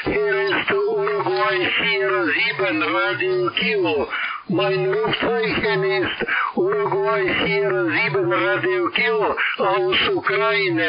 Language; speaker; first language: German; non-native, learner; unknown